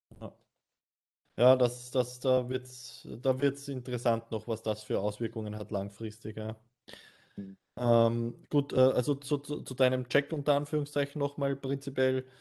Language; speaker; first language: German; native; German